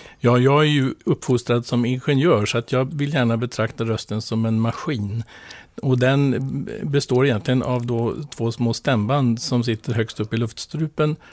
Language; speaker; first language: Swedish; native; Swedish